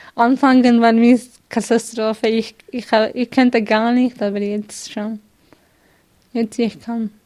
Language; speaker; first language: German; non-native, learner; Kurdish